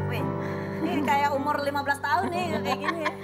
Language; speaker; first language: Indonesian; native; Indonesian